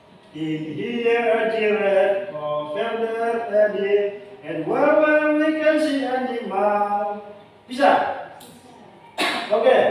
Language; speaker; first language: English; non-native, learner; Indonesian